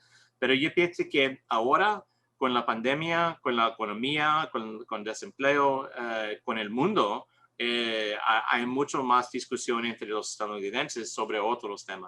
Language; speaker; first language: Spanish; non-native, learner; English